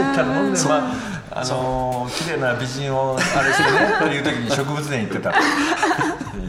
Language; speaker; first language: Japanese; native; Japanese